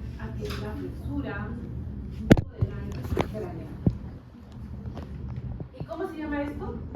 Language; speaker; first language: Spanish; native; Spanish